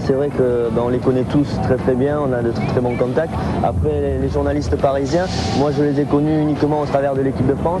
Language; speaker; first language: French; native; French